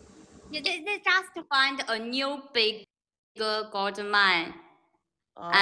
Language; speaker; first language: English; non-native, learner; Chinese